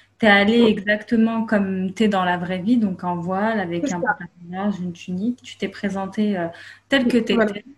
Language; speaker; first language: French; native; French